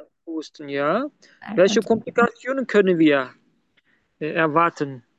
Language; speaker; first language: German; non-native, learner; Turkish